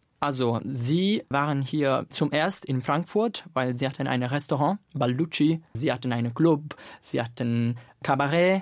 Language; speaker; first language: German; non-native, fluent; Italian